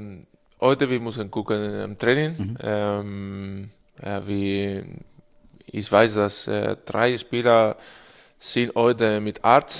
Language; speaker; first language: German; non-native, learner; Spanish